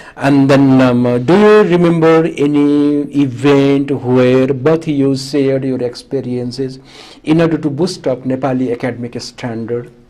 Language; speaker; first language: English; non-native, local second language; Nepali